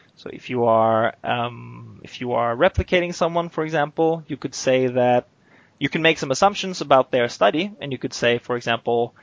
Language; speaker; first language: English; non-native, fluent; Norwegian